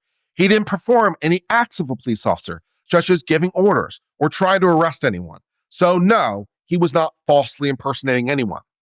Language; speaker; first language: English; native; English